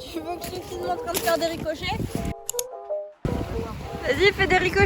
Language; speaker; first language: French; native; French